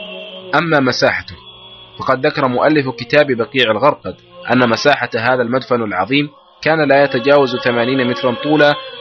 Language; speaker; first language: Arabic; native; Arabic